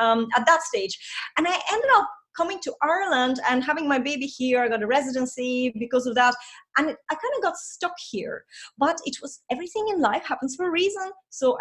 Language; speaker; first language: English; non-native, fluent; Russian